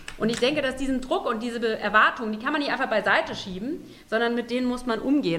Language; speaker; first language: German; native; German